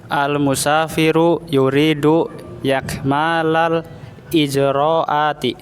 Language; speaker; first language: Arabic; non-native, learner; Indonesian